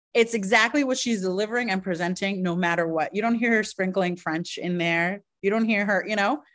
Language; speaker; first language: English; early bilingual, other home language; Spanish